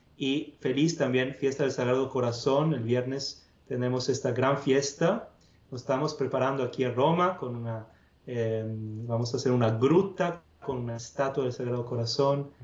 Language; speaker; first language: Spanish; non-native, fluent; Italian